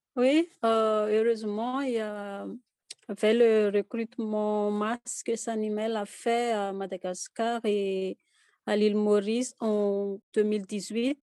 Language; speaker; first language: French; non-native, local second language; Malagasy